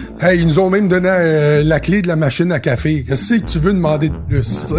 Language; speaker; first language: French; native; French